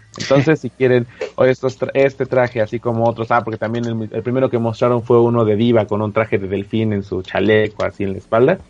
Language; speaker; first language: Spanish; native; Spanish